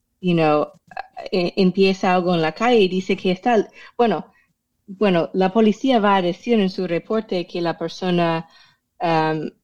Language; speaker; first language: Spanish; non-native, fluent; English